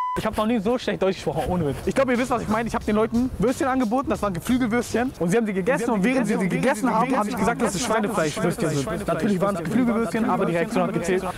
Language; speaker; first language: German; early bilingual, other home language; Turkish